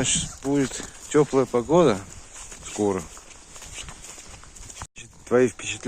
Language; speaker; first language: Russian; native; Russian